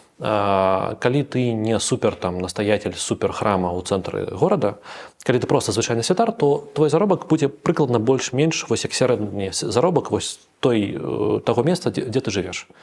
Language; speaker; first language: Belarusian; non-native, local second language; Russian